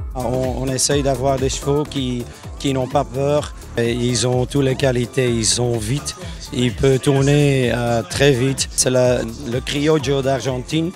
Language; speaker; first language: French; non-native, fluent; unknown